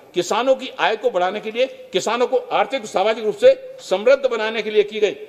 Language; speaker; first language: Hindi; native; Hindi